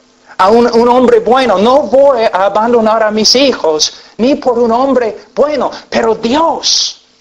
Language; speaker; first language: Spanish; non-native, fluent; English